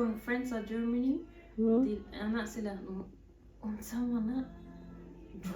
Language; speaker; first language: Cebuano; early bilingual, heritage; Cebuano